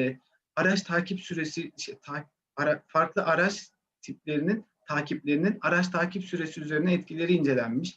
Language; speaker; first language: Turkish; native; Turkish